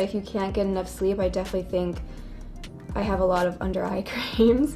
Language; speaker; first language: English; native; English